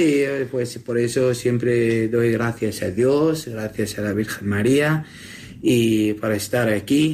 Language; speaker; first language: Spanish; non-native, learner; Assyrian Neo-Aramaic